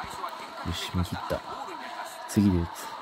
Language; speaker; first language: Japanese; native; Japanese